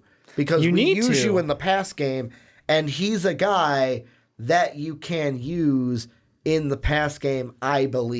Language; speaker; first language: English; native; English